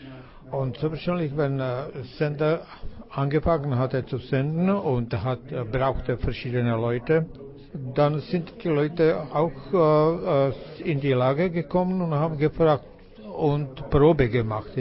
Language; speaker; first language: German; non-native, fluent; Czech